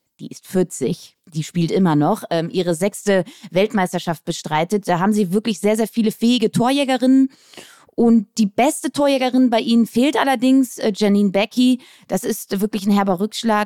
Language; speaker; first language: German; native; German